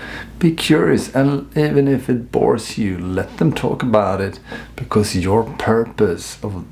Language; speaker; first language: English; non-native, fluent; Swedish